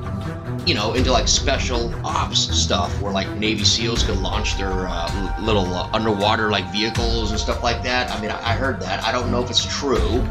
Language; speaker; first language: English; native; English